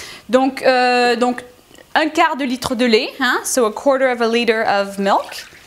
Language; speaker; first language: French; native; French